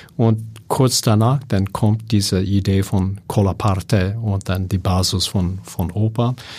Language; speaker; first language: German; non-native, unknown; English